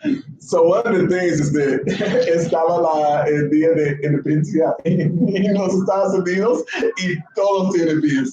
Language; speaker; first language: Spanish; non-native, learner; English